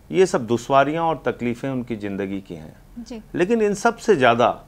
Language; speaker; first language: Hindi; native; Hindi